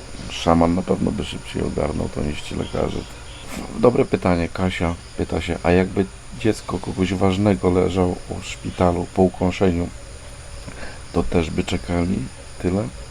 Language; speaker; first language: Polish; native; Polish